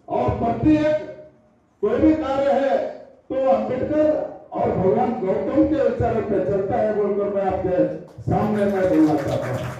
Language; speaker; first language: Hindi; non-native, local second language; Kannada